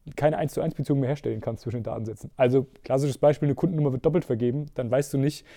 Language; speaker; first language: German; native; German